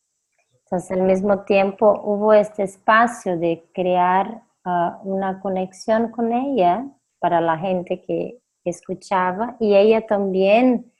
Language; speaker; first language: Spanish; non-native, fluent; Portuguese